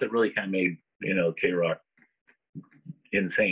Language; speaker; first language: English; native; English